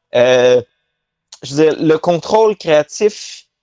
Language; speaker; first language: French; native; French